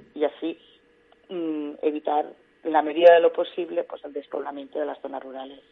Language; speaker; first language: Spanish; non-native, local second language; Catalan